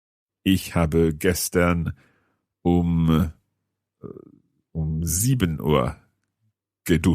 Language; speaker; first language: German; non-native, learner; English